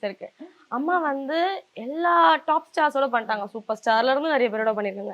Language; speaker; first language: Tamil; native; Tamil